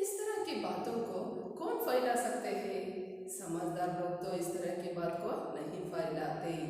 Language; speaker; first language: Hindi; non-native, local second language; Kannada